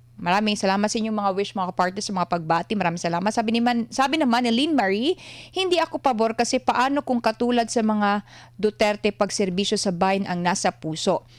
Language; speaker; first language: Filipino; non-native, local second language; Cebuano